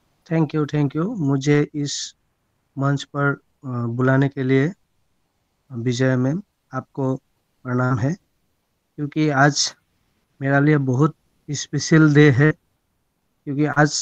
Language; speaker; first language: Hindi; non-native, local second language; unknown